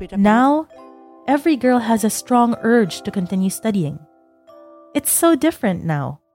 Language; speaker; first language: English; non-native, fluent; Indonesian